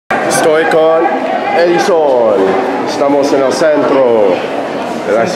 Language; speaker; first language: Spanish; non-native, learner; English